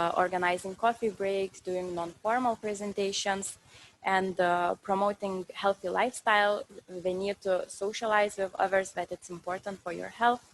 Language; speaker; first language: English; non-native, fluent; Lithuanian